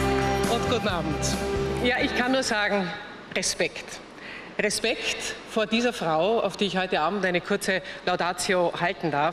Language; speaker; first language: German; native; German